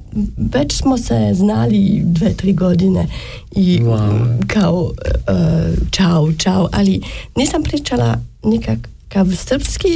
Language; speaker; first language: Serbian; non-native, learner; French